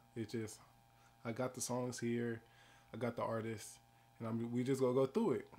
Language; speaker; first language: English; native; English